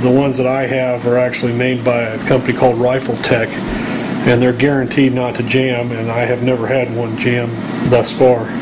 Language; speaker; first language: English; native; English